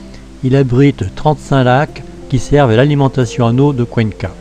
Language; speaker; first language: French; native; French